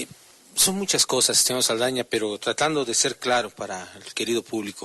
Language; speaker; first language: Spanish; native; Spanish